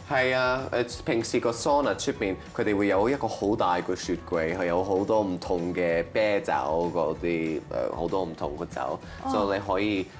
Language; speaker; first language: Cantonese; non-native, local second language; French